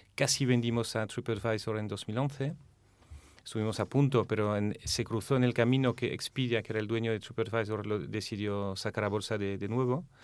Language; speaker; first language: Spanish; non-native, fluent; French